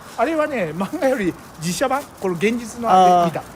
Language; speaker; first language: Japanese; native; Japanese